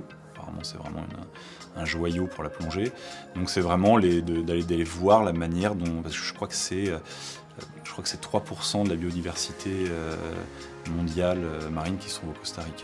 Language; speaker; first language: French; native; French